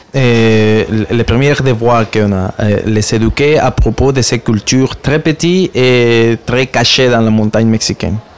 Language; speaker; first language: French; non-native, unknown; Spanish